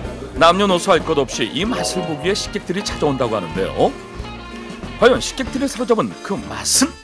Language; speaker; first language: Korean; native; Korean